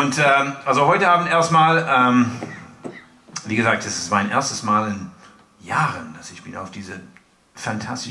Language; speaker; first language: German; non-native, fluent; English